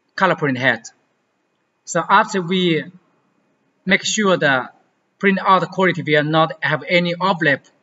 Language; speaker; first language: English; non-native, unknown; Chinese